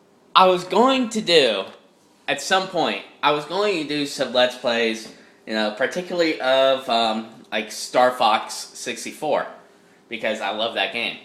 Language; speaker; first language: English; native; English